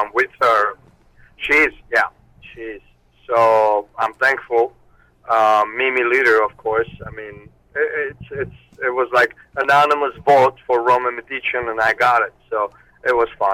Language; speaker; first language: English; non-native, fluent; Armenian